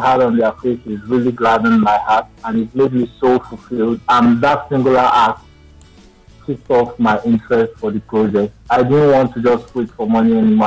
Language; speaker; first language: English; non-native, local second language; Igbo